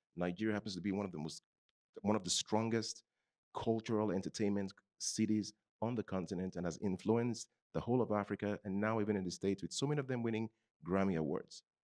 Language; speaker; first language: English; non-native, local second language; Yoruba